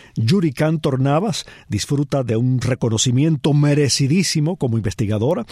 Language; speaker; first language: Spanish; native; Spanish